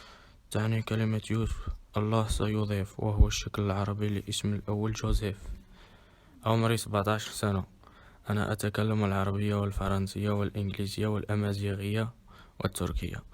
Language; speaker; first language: Arabic; native; Arabic